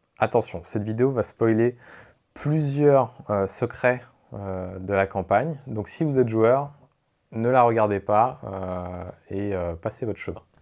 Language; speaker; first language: French; native; French